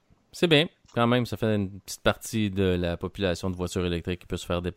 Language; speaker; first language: French; native; French